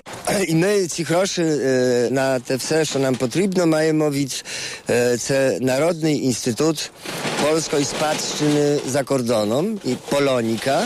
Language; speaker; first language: Ukrainian; non-native, fluent; Polish